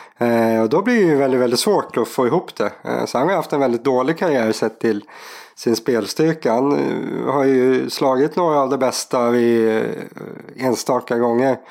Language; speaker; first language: Swedish; native; Swedish